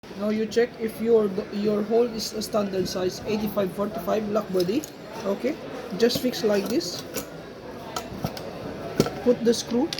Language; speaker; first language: English; non-native, learner; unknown